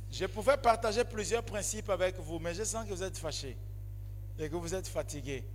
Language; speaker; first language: French; non-native, fluent; Portuguese